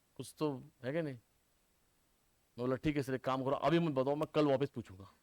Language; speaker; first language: Hindi; non-native, local second language; Marathi